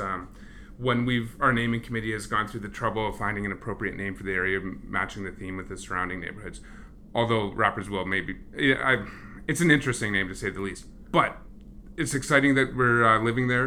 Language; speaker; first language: English; native; English